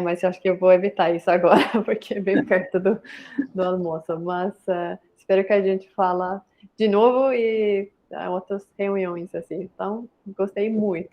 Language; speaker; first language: Portuguese; non-native, fluent; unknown